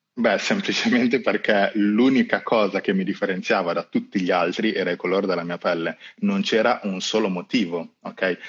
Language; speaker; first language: Italian; early bilingual, other home language; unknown